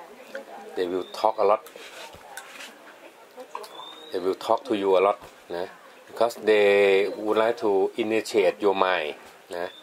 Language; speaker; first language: English; non-native, learner; Thai